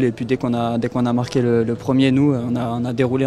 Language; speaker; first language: French; native; French